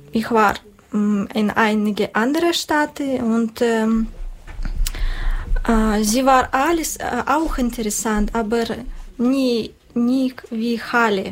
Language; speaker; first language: German; non-native, learner; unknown